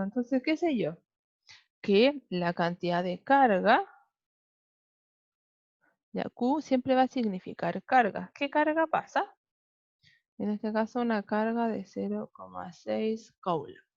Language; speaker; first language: Spanish; native; Spanish